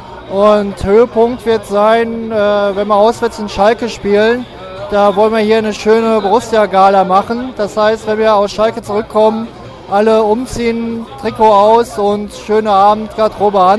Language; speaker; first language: German; native; German